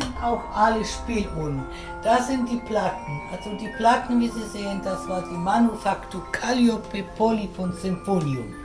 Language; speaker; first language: German; non-native, fluent; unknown